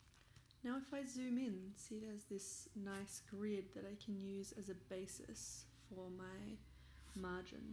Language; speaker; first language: English; native; English